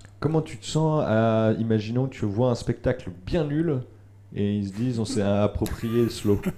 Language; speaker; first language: French; native; French